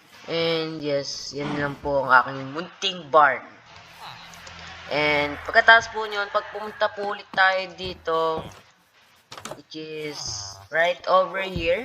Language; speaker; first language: Filipino; native; Filipino